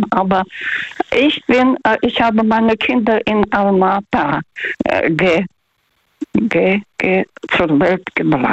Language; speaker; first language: German; non-native, fluent; Russian